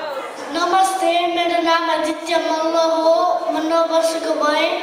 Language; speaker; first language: Nepali; early bilingual, heritage; Nepali